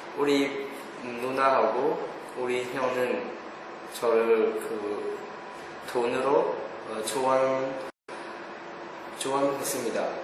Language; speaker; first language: Korean; non-native, learner; Vietnamese